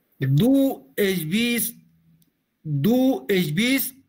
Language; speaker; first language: German; non-native, learner; Spanish